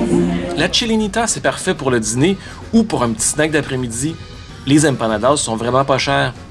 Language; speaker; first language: French; native; French